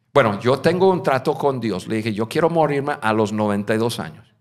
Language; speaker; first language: Spanish; non-native, fluent; English